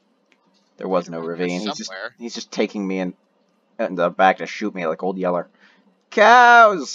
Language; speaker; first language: English; native; English